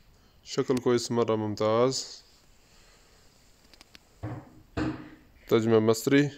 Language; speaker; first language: Arabic; non-native, learner; Urdu